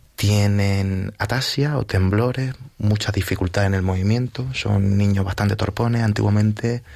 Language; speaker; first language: Spanish; native; Spanish